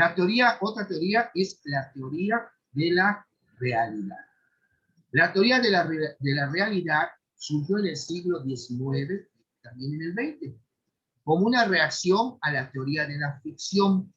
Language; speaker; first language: Spanish; native; Spanish